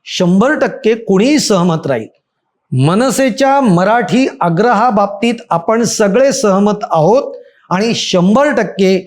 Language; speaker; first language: Marathi; native; Marathi